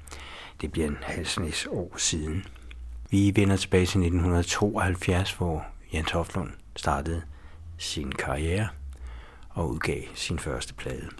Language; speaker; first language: Danish; native; Danish